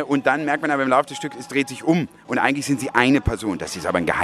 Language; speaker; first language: German; native; German